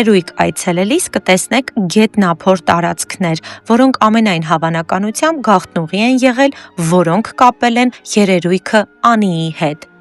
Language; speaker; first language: Armenian; native; Armenian